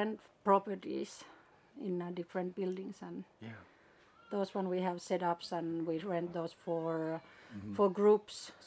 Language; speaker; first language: English; non-native, fluent; Finnish